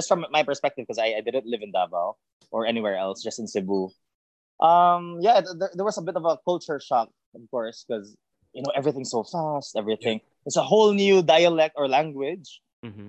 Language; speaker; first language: English; non-native, local second language; Cebuano